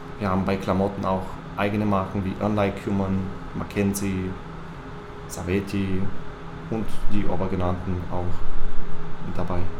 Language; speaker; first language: German; non-native, fluent; Bulgarian